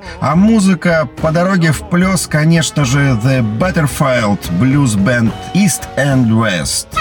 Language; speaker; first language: Russian; native; Russian